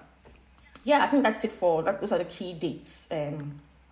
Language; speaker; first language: English; non-native, local second language; Yoruba